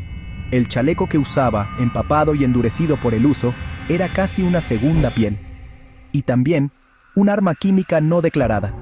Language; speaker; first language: Spanish; native; Spanish